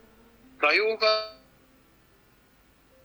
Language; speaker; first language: Turkish; non-native, fluent; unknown